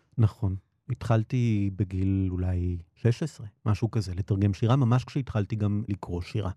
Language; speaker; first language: Hebrew; native; Hebrew